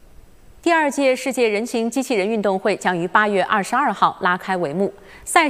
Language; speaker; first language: Chinese; native; Chinese